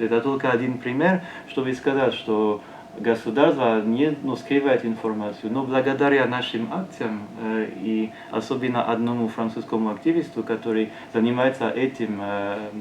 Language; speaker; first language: Russian; non-native, learner; French